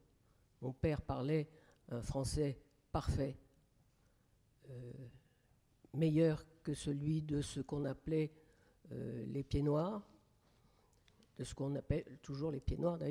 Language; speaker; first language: French; native; French